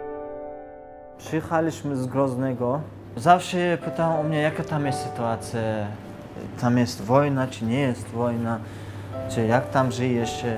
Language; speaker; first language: Polish; non-native, fluent; Chechen